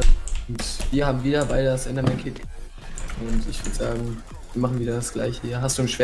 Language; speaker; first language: German; native; German